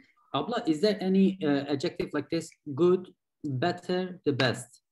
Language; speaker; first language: English; non-native, fluent; Turkish